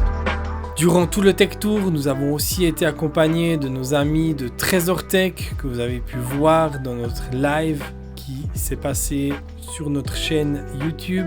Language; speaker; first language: French; native; French